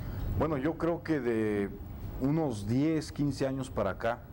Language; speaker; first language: Spanish; native; Spanish